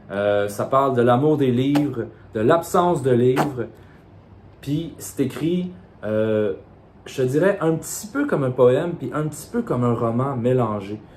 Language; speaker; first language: French; native; French